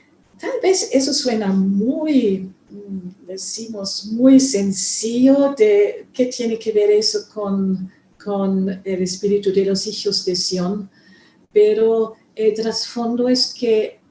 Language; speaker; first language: Spanish; non-native, fluent; German